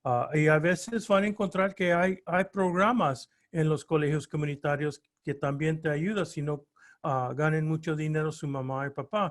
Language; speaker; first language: Spanish; early bilingual, heritage; Spanish